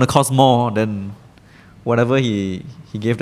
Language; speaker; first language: English; native; English